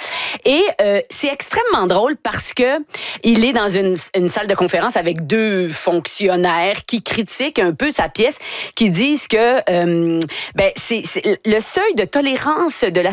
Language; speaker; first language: French; native; French